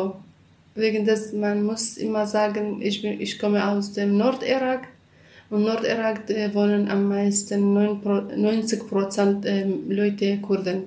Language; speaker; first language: German; non-native, learner; Kurdish